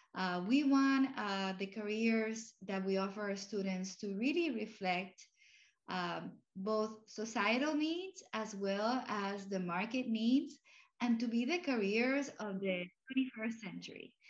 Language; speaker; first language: English; non-native, fluent; Spanish